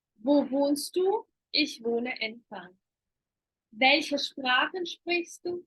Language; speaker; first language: German; non-native, fluent; Ukrainian